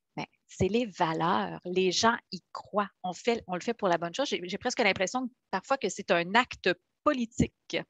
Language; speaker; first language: French; native; French